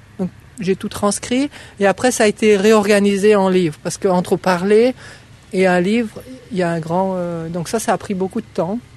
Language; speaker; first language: French; native; French